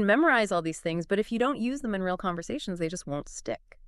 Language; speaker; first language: English; native; English